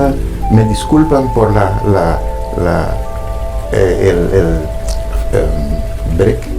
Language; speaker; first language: Spanish; non-native, fluent; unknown